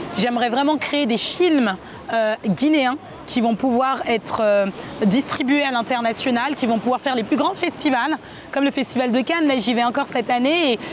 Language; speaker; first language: French; native; French